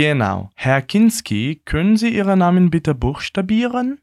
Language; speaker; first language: German; non-native, fluent; Portuguese